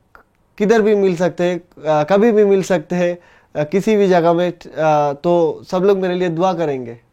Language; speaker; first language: Hindi; non-native, learner; Bangla